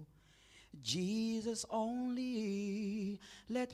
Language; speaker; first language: English; non-native, local second language; Shona